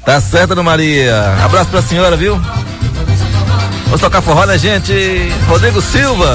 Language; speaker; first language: Portuguese; native; Portuguese